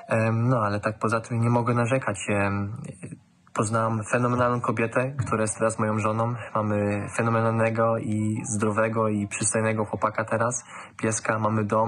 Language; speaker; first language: Polish; early bilingual, heritage; German